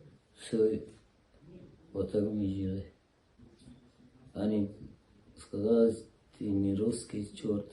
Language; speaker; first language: Russian; non-native, learner; Uzbek